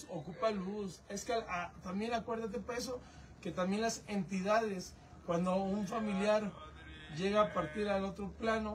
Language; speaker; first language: Spanish; native; Spanish